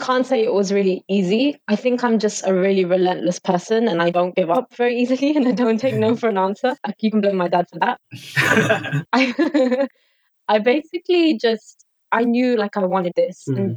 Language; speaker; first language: English; native; English